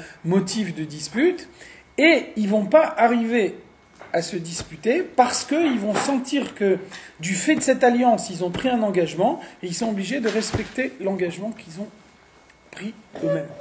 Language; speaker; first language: French; native; French